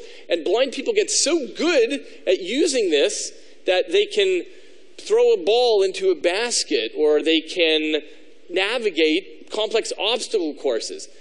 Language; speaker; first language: English; native; English